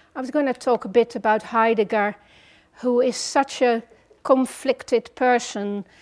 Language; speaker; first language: English; non-native, fluent; Dutch